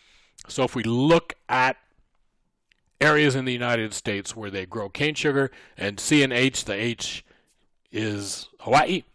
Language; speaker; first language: English; native; English